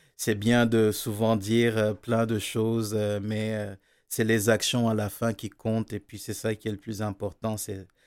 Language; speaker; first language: French; non-native, local second language; Wolof